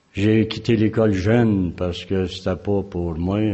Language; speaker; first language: French; native; French